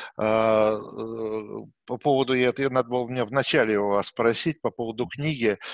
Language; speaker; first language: Russian; native; Russian